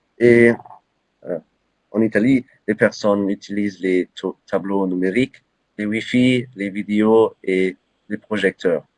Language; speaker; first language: French; non-native, learner; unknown